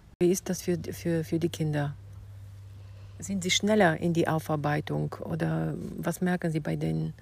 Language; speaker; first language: German; native; German